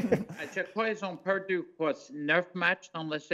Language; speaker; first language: French; non-native, fluent; English